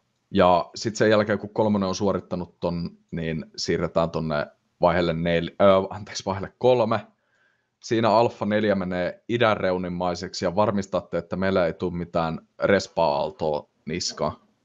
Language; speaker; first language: Finnish; native; Finnish